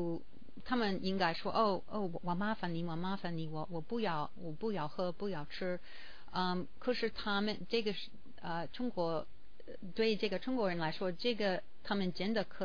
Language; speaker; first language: Chinese; non-native, learner; English